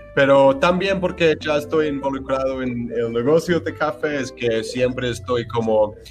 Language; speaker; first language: Spanish; non-native, fluent; English